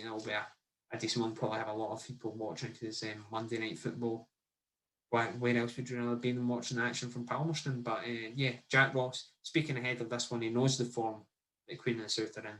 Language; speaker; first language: English; native; English